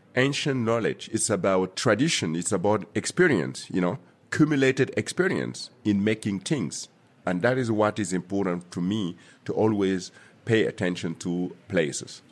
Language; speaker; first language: English; non-native, fluent; Mossi